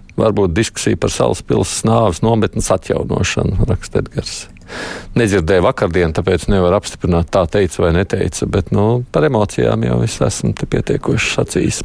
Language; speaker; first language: Latvian; native; Latvian